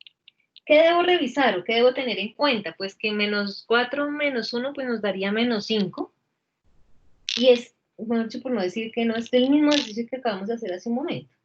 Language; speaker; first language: Spanish; native; Spanish